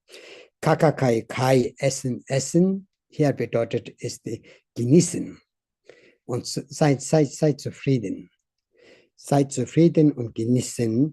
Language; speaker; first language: German; non-native, learner; Tibetan